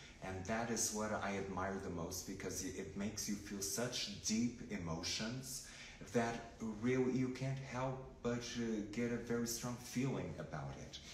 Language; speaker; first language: English; non-native, fluent; Portuguese